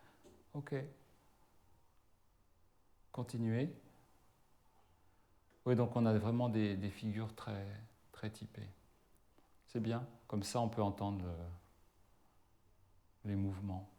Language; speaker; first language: French; native; French